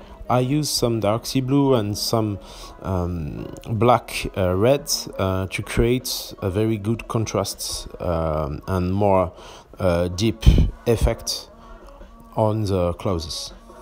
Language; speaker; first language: English; non-native, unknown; French